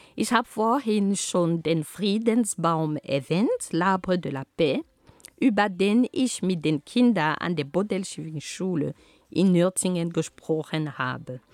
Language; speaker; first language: German; non-native, fluent; Ghomala